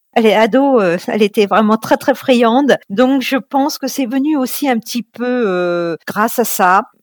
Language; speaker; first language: French; native; French